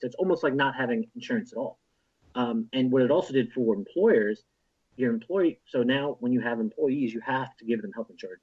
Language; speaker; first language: English; native; English